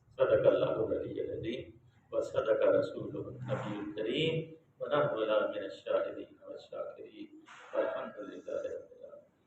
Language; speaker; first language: Urdu; non-native, local second language; Punjabi